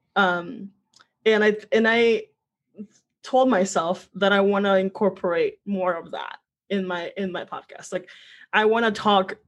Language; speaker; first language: English; early bilingual, other home language; Spanish